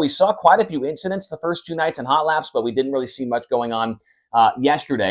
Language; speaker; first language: English; native; English